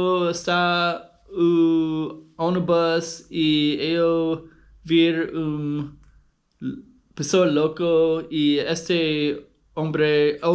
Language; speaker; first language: Portuguese; non-native, learner; English